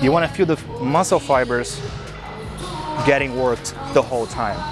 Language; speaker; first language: English; non-native, fluent; Portuguese